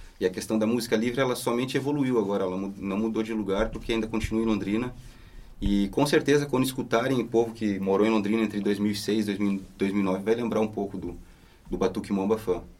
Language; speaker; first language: Portuguese; native; Portuguese